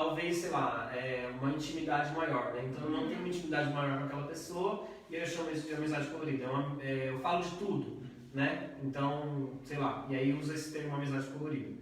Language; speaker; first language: Portuguese; native; Portuguese